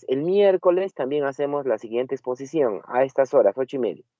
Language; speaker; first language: Spanish; native; Spanish